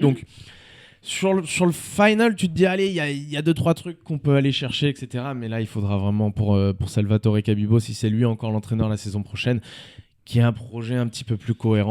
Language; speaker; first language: French; native; French